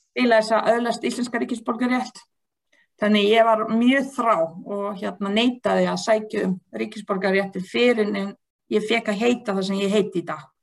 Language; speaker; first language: Icelandic; non-native, fluent; Bosnian